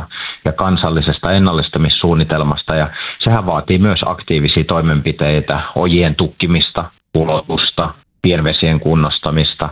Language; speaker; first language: Finnish; native; Finnish